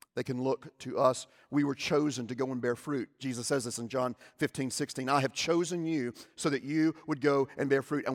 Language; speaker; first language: English; native; English